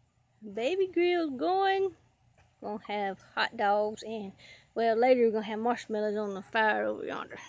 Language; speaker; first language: English; native; English